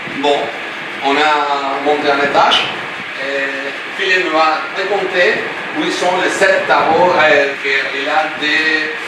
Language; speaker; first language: French; non-native, learner; Spanish